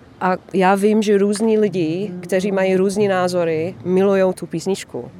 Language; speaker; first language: Czech; non-native, fluent; Dutch